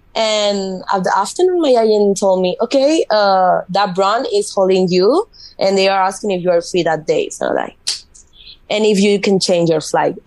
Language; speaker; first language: English; non-native, fluent; Spanish